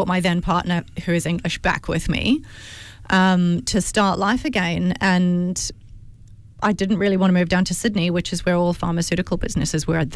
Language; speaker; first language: English; native; English